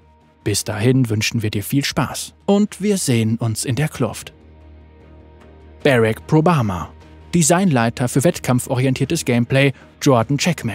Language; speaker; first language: German; native; German